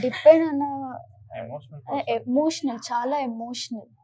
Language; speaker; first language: Telugu; non-native, local second language; Kannada